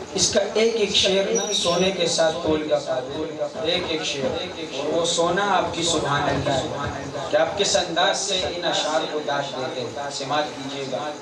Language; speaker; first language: Urdu; non-native, local second language; Pashto